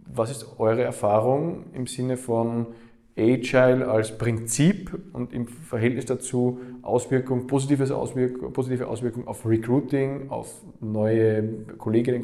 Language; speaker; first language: German; native; German